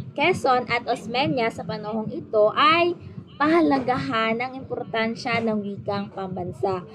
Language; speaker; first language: Filipino; native; Filipino